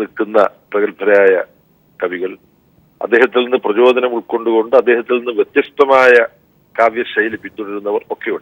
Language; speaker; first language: Malayalam; native; Malayalam